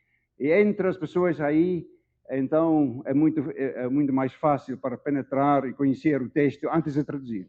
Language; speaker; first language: Portuguese; non-native, fluent; Dutch